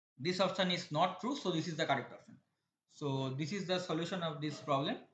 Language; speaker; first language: English; non-native, local second language; Bangla